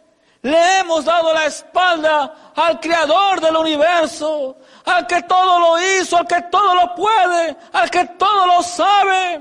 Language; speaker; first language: Spanish; native; Spanish